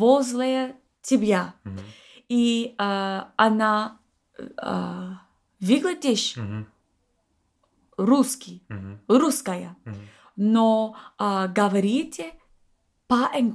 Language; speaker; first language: Russian; non-native, learner; English